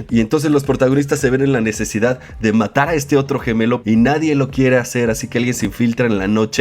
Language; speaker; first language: Spanish; native; Spanish